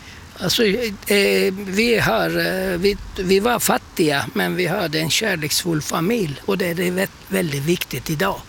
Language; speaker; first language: Swedish; non-native, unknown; Turkish